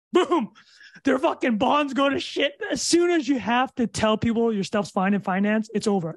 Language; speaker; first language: English; native; English